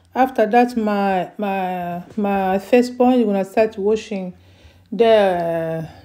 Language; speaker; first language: English; non-native, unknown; Lingala